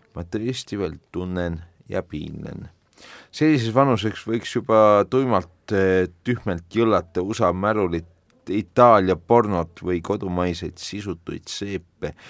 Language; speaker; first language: Estonian; native; Estonian